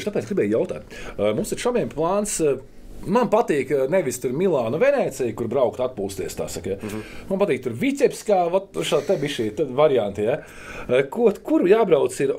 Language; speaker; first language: Latvian; native; Latvian